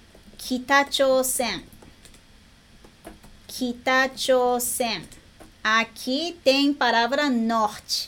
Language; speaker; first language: Portuguese; non-native, learner; Japanese